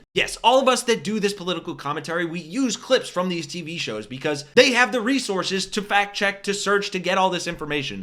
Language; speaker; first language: English; native; English